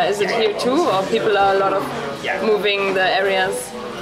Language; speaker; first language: English; non-native, fluent; German